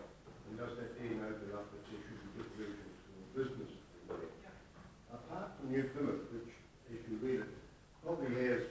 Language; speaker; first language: English; native; English